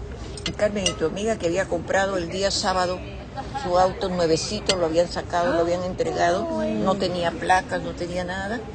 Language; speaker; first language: Spanish; native; Spanish